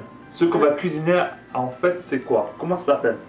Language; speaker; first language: French; native; French